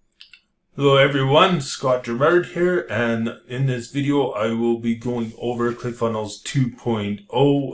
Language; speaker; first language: English; native; English